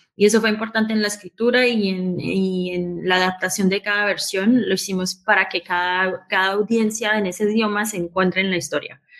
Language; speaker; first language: Spanish; early bilingual, heritage; Spanish